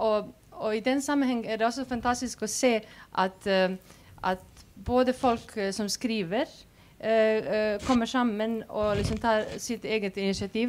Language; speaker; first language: Swedish; non-native, fluent; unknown